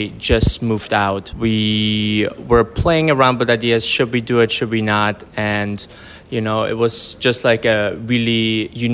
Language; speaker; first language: English; non-native, fluent; German